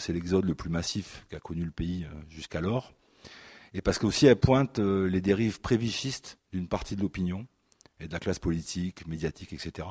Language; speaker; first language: French; native; French